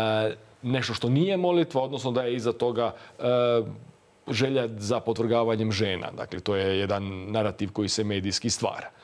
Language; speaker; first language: Croatian; native; Croatian